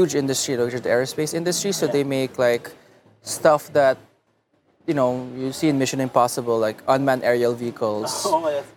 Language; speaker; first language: English; non-native, local second language; Filipino